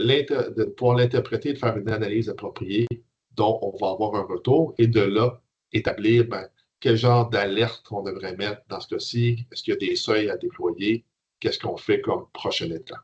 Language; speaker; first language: French; native; French